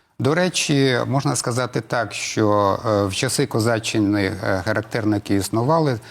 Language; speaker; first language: Ukrainian; non-native, local second language; Russian